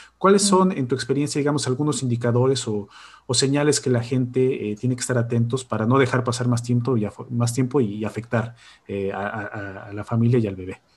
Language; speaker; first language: Spanish; native; Spanish